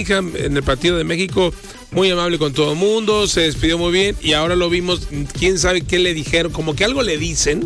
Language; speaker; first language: Spanish; native; Spanish